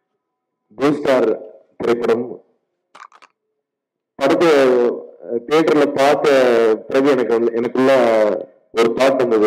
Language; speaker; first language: Tamil; native; Tamil